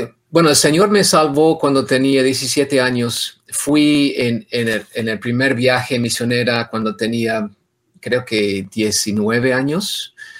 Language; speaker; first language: Spanish; non-native, fluent; English